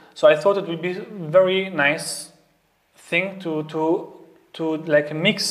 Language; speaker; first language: English; non-native, fluent; Arabic